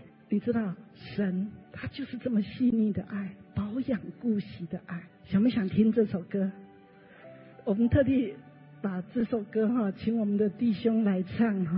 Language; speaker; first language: Chinese; native; Chinese